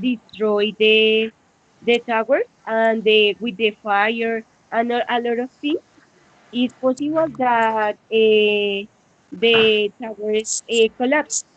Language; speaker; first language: English; non-native, learner; Spanish